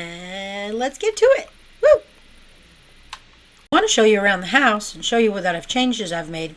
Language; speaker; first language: English; native; English